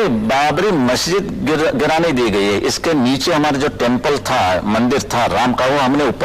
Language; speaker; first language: Hindi; non-native, local second language; Marathi